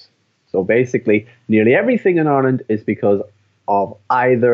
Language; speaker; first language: English; native; English